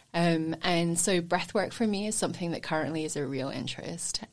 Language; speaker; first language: English; native; English